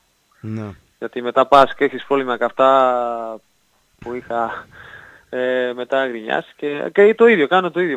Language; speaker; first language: Greek; non-native, fluent; Spanish